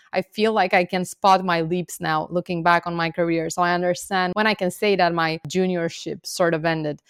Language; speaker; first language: English; non-native, fluent; Romanian